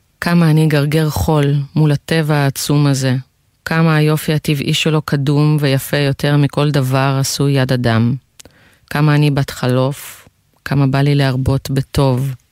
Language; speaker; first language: Hebrew; non-native, fluent; Russian